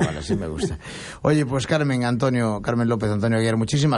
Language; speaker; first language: Spanish; native; Spanish